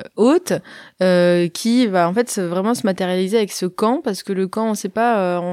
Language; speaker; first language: French; early bilingual, other home language; Arabic